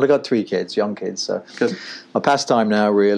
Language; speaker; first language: English; native; English